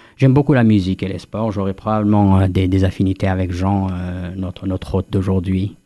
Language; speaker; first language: French; non-native, local second language; Kabyle